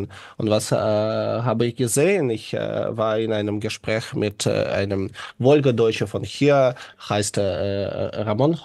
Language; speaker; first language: German; non-native, learner; Russian